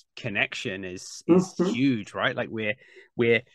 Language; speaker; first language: English; native; English